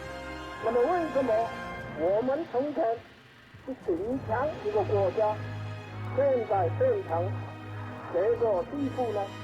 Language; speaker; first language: Chinese; non-native, local second language; Cantonese